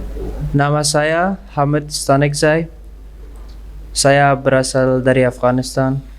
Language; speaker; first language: Indonesian; non-native, learner; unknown